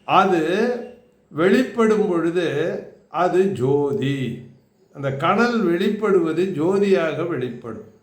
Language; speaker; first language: Tamil; native; Tamil